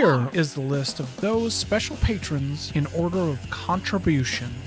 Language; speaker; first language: English; native; English